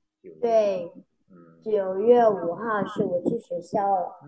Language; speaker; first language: Chinese; non-native, learner; Vietnamese